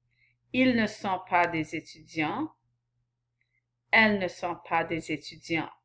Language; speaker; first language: French; non-native, fluent; English